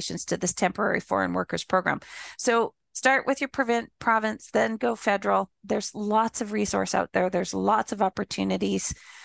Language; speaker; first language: English; native; English